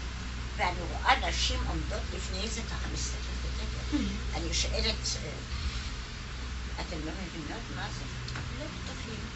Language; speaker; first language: Hebrew; non-native, fluent; German